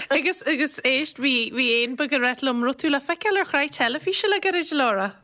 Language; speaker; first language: Irish; native; Irish